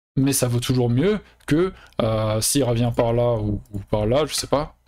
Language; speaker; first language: French; native; French